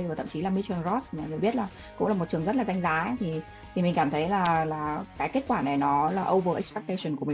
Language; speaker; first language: Vietnamese; native; Vietnamese